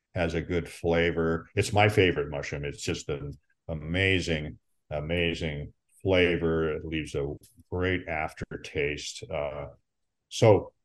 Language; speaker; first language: English; native; English